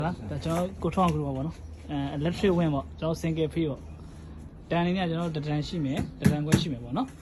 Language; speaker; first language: Burmese; native; Burmese